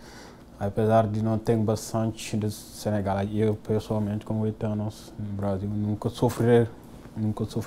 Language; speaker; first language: Portuguese; non-native, fluent; Wolof